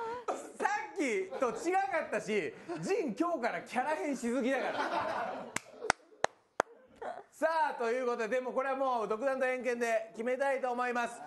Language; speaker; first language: Japanese; native; Japanese